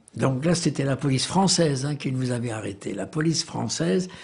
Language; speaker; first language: French; native; French